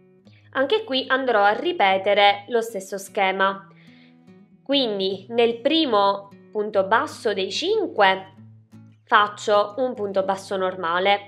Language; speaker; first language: Italian; native; Italian